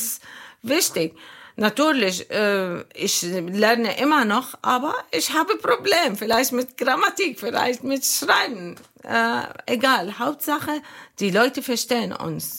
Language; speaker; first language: German; non-native, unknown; Arabic